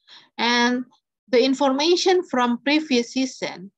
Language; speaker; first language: English; non-native, learner; Indonesian